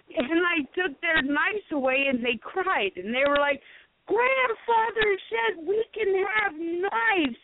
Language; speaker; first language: English; native; English